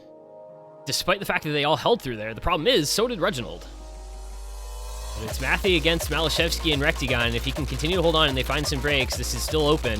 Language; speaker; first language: English; native; English